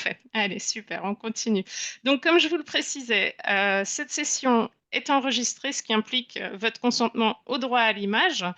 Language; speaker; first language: French; native; French